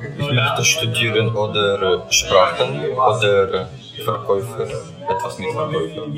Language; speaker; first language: German; non-native, learner; Ukrainian